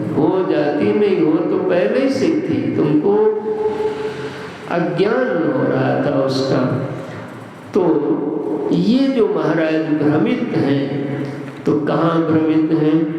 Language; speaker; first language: Hindi; native; Hindi